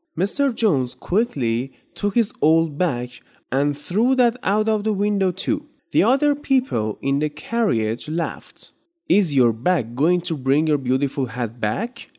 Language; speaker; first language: English; non-native, fluent; Persian